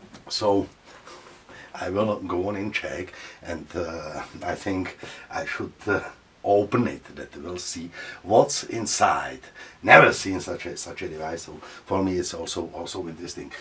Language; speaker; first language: English; non-native, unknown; Czech